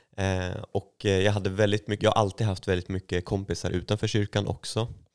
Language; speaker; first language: Swedish; native; Swedish